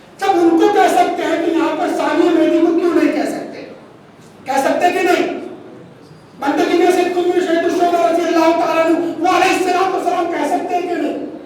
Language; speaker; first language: Urdu; non-native, local second language; Gujarati